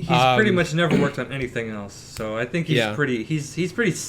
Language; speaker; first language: English; native; English